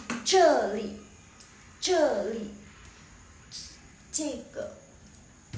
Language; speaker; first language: Chinese; non-native, fluent; Indonesian